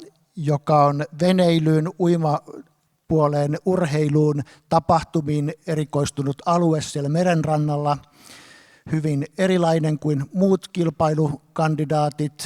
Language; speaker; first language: Finnish; native; Finnish